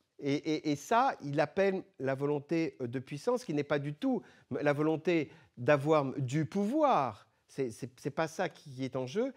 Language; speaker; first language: French; early bilingual, other home language; Arabic